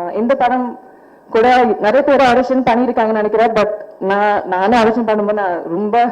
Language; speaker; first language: Tamil; non-native, fluent; Malayalam